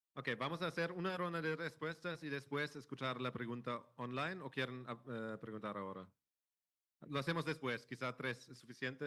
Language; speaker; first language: Spanish; non-native, fluent; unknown